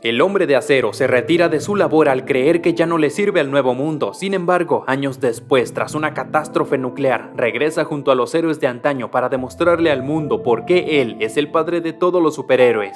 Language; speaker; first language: Spanish; native; Spanish